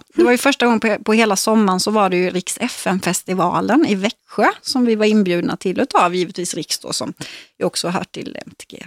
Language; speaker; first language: Swedish; native; Swedish